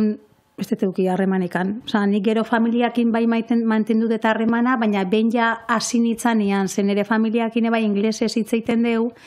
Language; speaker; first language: Basque; native; Basque